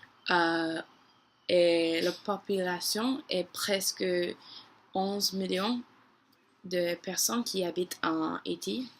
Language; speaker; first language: French; non-native, learner; English